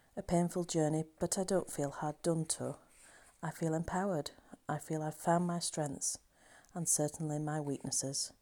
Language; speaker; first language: English; native; English